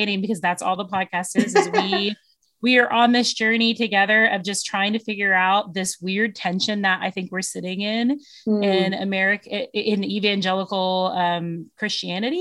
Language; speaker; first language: English; native; English